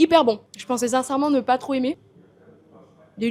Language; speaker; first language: French; native; French